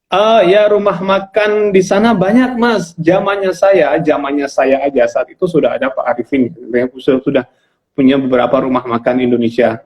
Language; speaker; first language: Indonesian; non-native, local second language; Javanese